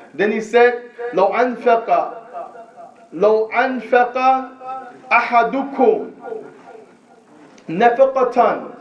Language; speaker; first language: Arabic; non-native, learner; English